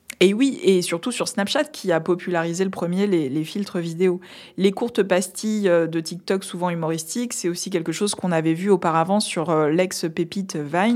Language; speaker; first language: French; native; French